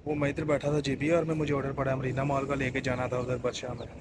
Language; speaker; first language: Urdu; non-native, local second language; Punjabi